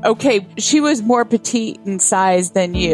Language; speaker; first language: English; native; English